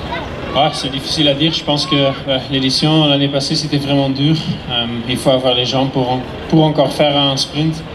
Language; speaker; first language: French; non-native, fluent; Dutch